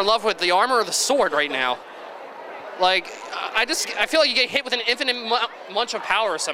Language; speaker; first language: English; native; English